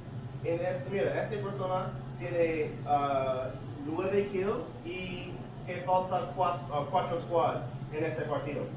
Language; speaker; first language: Spanish; non-native, learner; English